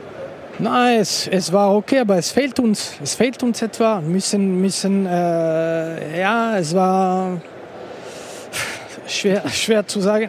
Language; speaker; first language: German; non-native, local second language; French